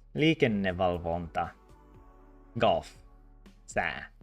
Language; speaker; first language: Finnish; non-native, learner; English